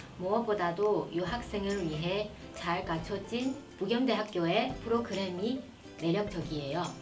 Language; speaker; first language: Korean; non-native, fluent; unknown